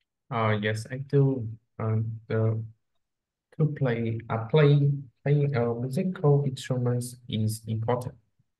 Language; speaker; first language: English; non-native, learner; Vietnamese